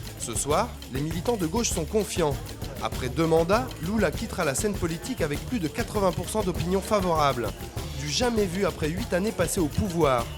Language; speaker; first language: French; native; French